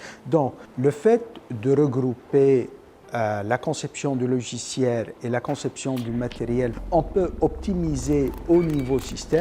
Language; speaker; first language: French; native; French